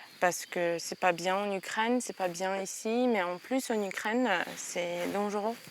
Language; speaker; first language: French; non-native, fluent; Ukrainian